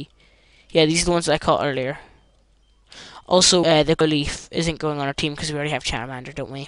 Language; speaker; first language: English; native; English